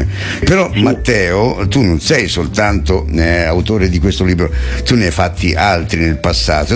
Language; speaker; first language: Italian; native; Italian